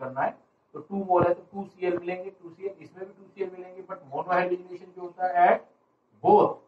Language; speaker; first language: Hindi; native; Hindi